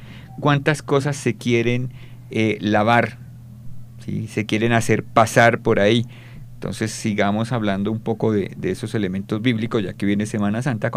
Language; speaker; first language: Spanish; native; Spanish